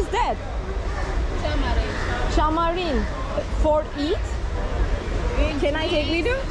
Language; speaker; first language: English; non-native, learner; Turkish